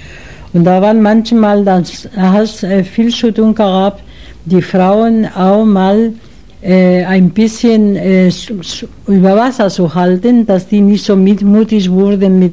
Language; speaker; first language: German; non-native, learner; Spanish